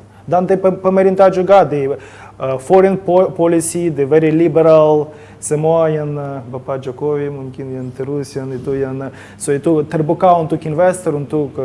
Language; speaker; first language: Indonesian; non-native, learner; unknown